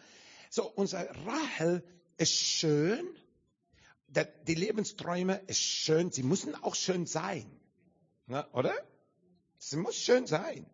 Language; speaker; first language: German; non-native, learner; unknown